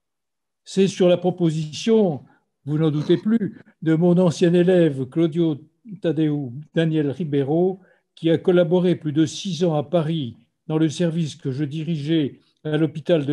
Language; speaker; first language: French; native; French